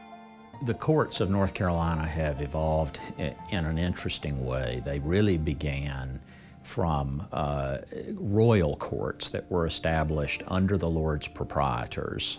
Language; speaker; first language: English; native; English